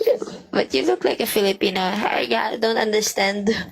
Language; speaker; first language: English; non-native, local second language; Filipino